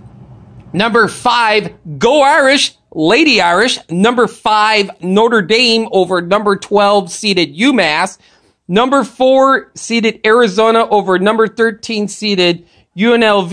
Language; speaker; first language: English; native; English